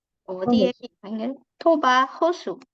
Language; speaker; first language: Korean; non-native, fluent; Indonesian